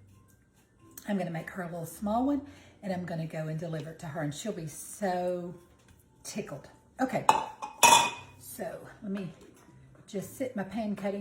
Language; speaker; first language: English; native; English